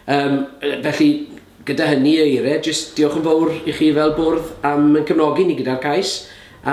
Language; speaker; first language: Welsh; native; Welsh